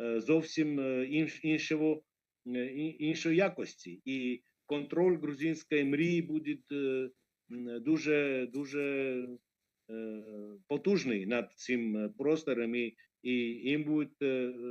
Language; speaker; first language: Ukrainian; non-native, fluent; Georgian